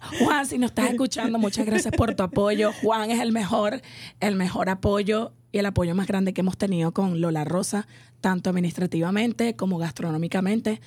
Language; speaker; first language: Spanish; native; Spanish